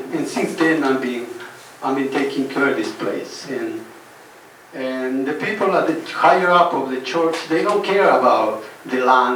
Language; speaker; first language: English; non-native, fluent; Spanish